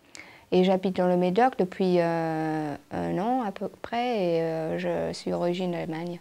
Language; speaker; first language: French; non-native, fluent; German